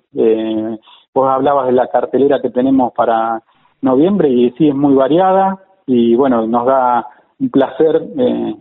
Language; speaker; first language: Spanish; native; Spanish